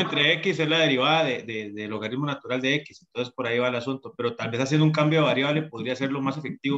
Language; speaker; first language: Spanish; native; Spanish